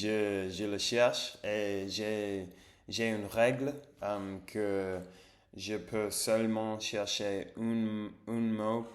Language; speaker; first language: French; non-native, learner; English